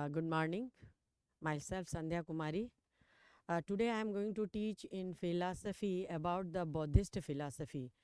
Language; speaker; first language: English; non-native, local second language; Hindi